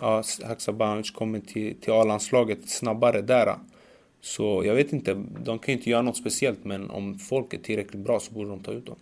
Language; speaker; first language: Swedish; early bilingual, other home language; Macedonian